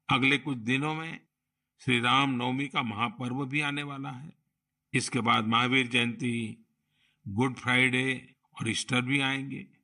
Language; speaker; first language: Hindi; non-native, local second language; Gujarati